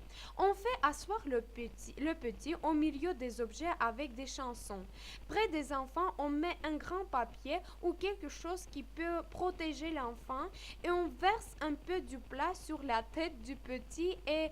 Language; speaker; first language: French; non-native, fluent; Armenian